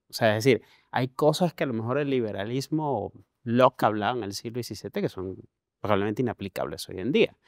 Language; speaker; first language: Spanish; native; Spanish